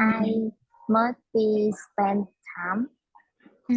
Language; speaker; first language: English; non-native, learner; Vietnamese